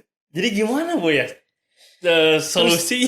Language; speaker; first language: Indonesian; native; Indonesian